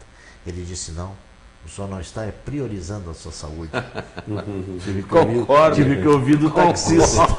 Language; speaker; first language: Portuguese; native; Portuguese